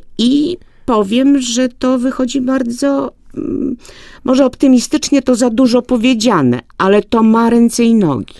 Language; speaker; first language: Polish; native; Polish